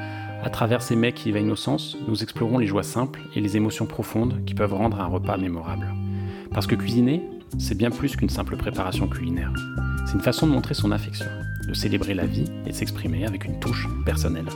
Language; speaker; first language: French; native; French